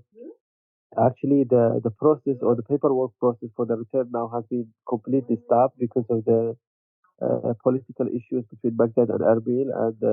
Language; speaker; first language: English; non-native, fluent; Kurdish